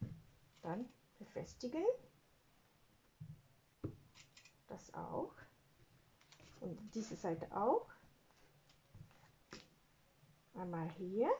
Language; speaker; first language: German; non-native, learner; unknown